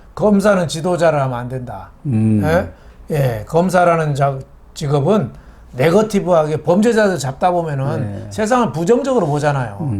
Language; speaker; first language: Korean; native; Korean